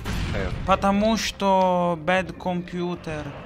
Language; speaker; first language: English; non-native, learner; Italian